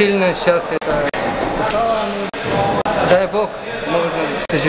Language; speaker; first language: Russian; non-native, learner; Bulgarian